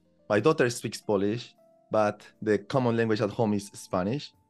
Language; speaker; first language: English; non-native, fluent; Spanish